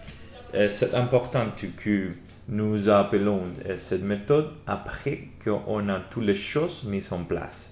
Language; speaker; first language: French; non-native, learner; Spanish